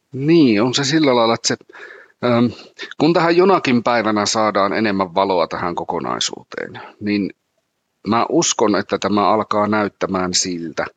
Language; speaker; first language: Finnish; native; Finnish